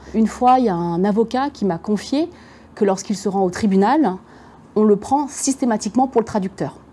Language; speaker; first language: French; native; French